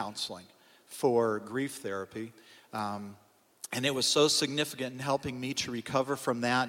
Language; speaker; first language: English; native; English